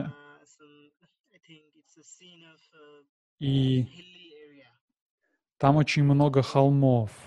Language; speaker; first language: Russian; non-native, learner; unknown